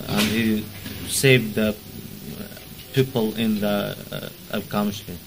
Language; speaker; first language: English; non-native, learner; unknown